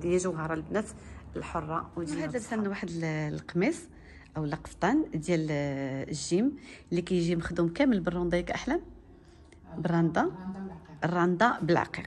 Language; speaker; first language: Arabic; native; Arabic